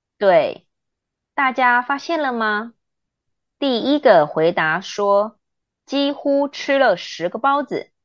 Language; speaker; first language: Chinese; native; Chinese